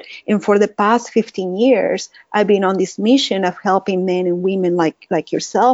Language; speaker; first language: English; non-native, fluent; Spanish